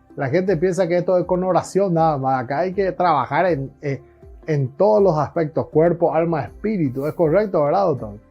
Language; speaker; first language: Spanish; native; Spanish